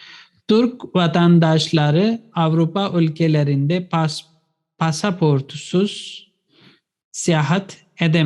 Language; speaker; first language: Turkish; non-native, fluent; Urdu